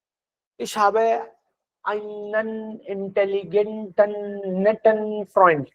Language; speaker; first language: German; non-native, fluent; Hindi